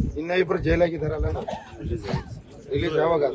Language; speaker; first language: Kannada; non-native, learner; Hindi